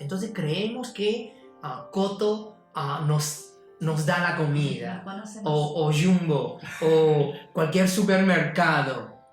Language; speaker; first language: Spanish; non-native, fluent; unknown